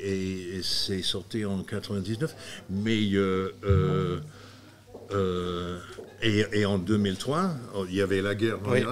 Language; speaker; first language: French; non-native, fluent; English